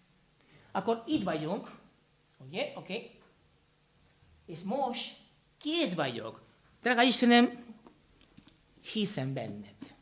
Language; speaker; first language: Hungarian; non-native, fluent; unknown